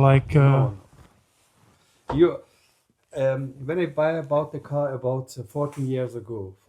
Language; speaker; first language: English; non-native, learner; German